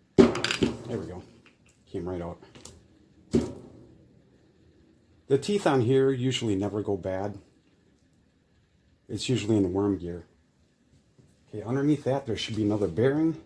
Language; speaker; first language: English; native; English